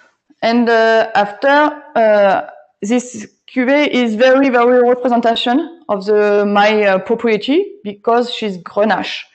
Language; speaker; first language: English; non-native, learner; French